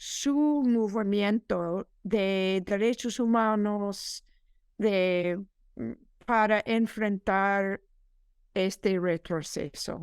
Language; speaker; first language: Spanish; non-native, fluent; English